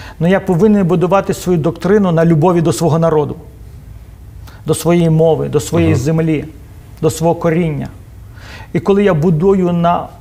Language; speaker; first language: Ukrainian; non-native, local second language; Russian